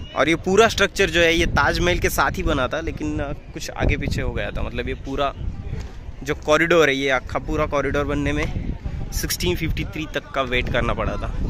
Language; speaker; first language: Hindi; non-native, local second language; Marathi